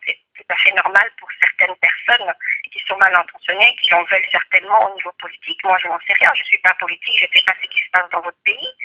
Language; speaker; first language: French; non-native, local second language; Kongo